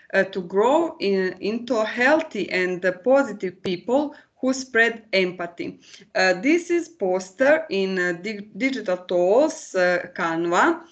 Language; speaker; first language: English; non-native, learner; Croatian